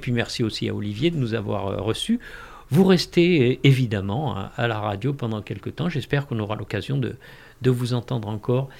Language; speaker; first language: French; native; French